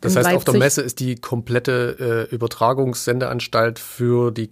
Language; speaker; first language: German; native; German